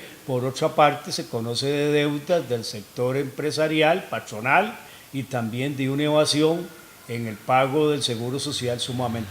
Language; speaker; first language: Spanish; native; Spanish